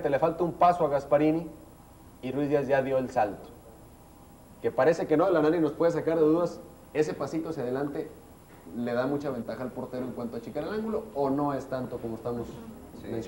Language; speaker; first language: Spanish; native; Spanish